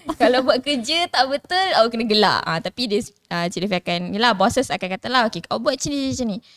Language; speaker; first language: Malay; non-native, local second language; English